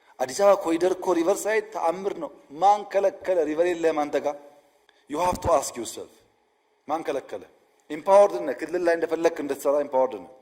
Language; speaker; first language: Amharic; non-native, local second language; Oromo